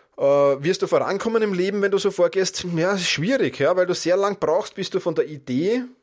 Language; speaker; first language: German; native; German